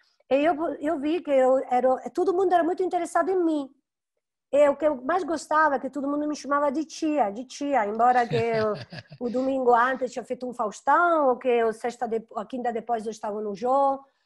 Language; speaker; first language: Portuguese; non-native, fluent; Italian